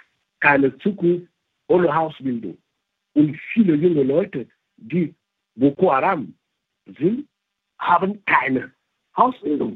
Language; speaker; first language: German; non-native, fluent; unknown